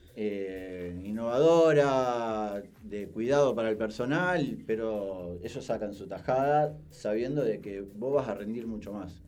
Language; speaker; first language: Spanish; native; Spanish